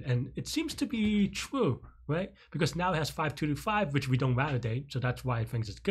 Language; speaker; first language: English; native; English